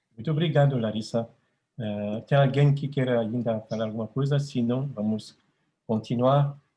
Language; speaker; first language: Portuguese; non-native, fluent; French